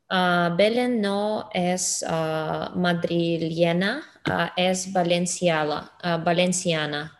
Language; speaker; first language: Spanish; non-native, learner; English